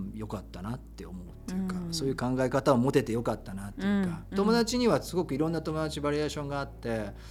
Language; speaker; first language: Japanese; native; Japanese